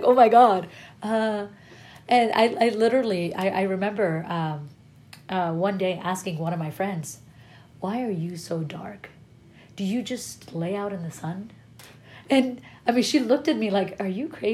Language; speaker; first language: English; early bilingual, other home language; Persian